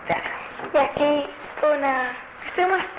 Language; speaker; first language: Spanish; non-native, learner; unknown